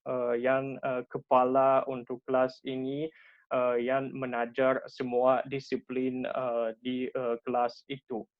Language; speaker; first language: Indonesian; non-native, learner; Russian